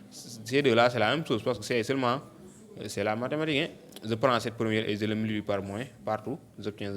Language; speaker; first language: French; non-native, local second language; Wolof